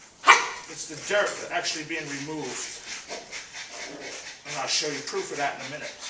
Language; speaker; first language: English; native; English